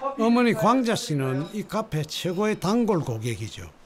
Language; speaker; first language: Korean; native; Korean